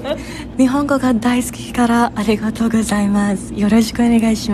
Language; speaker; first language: Japanese; non-native, learner; English